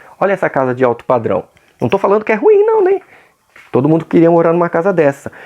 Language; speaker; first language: Portuguese; native; Portuguese